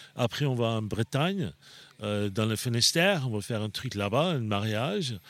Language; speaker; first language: French; non-native, fluent; Afrikaans